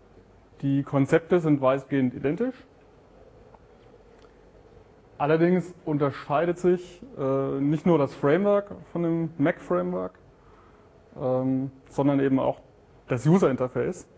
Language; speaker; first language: German; native; German